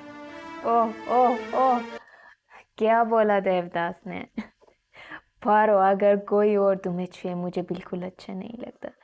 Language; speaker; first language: Hindi; non-native, fluent; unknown